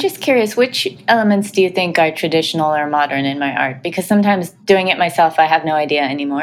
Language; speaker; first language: English; native; English